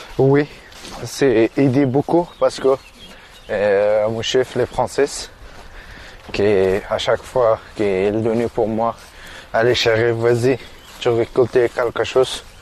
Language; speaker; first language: French; non-native, learner; Persian